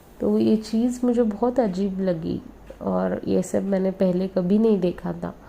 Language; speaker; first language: Hindi; non-native, local second language; Marathi